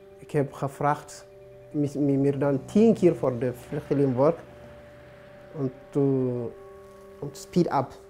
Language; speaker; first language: Dutch; non-native, learner; Tigrinya